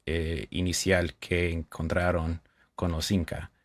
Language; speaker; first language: Spanish; non-native, fluent; English